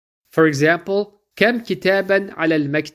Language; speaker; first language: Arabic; non-native, fluent; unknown